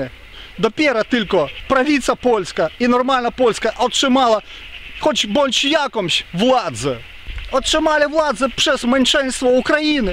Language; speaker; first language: Polish; non-native, fluent; Ukrainian